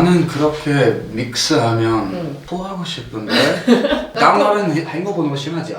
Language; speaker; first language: Korean; non-native, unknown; English